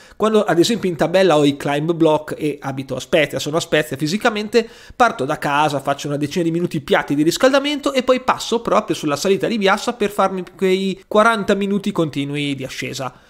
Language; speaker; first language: Italian; native; Italian